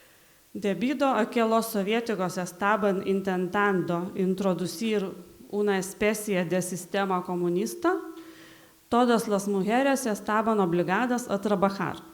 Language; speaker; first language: Spanish; non-native, learner; Lithuanian